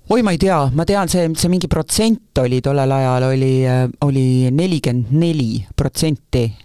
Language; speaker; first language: Estonian; native; Estonian